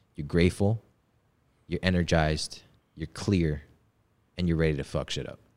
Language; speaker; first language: English; early bilingual, other home language; Polish